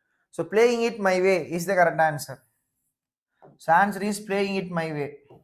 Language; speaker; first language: English; non-native, local second language; Tamil